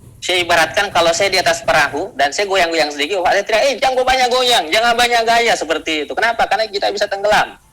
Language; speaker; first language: Indonesian; non-native, local second language; Buginese